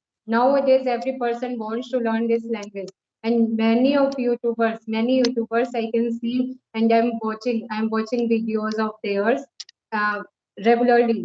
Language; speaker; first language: English; non-native, local second language; Hindi